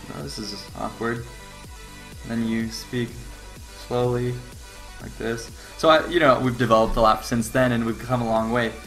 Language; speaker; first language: English; native; English